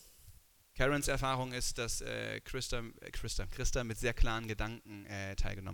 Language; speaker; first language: German; native; German